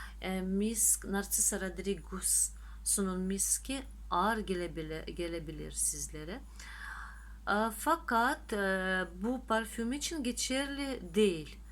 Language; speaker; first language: Turkish; non-native, fluent; Russian